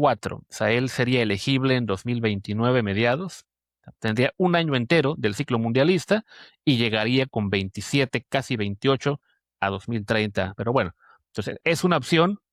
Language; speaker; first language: Spanish; native; Spanish